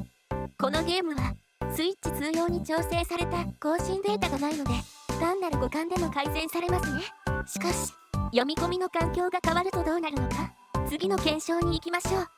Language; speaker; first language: Japanese; native; Japanese